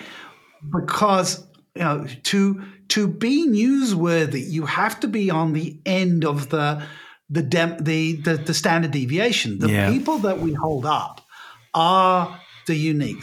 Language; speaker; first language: English; native; English